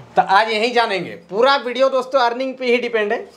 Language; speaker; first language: Hindi; native; Hindi